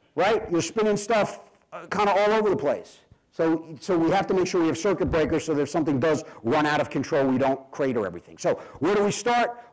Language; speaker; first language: English; native; English